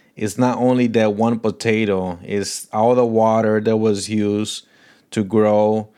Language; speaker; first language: English; non-native, fluent; Portuguese